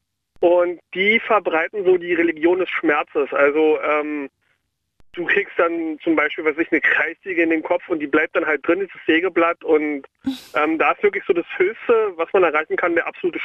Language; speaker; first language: German; native; German